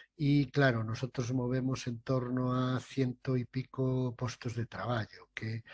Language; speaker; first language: Spanish; non-native, local second language; Galician